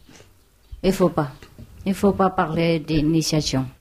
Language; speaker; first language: French; non-native, learner; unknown